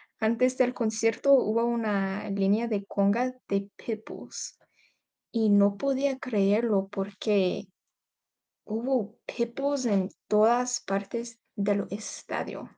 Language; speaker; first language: Spanish; non-native, learner; English